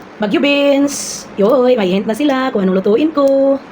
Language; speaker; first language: Filipino; non-native, local second language; Cebuano